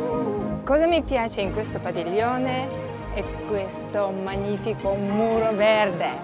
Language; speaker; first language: Italian; non-native, fluent; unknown